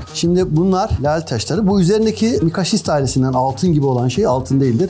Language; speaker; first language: Turkish; native; Turkish